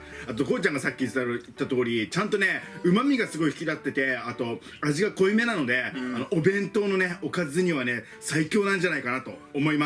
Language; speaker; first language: Japanese; native; Japanese